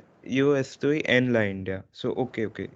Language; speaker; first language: Spanish; non-native, learner; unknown